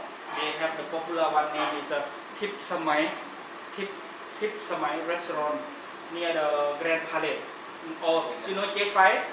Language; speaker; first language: English; non-native, learner; Thai